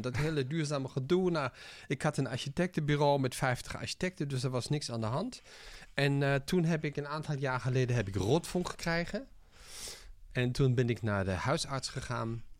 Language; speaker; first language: Dutch; non-native, fluent; German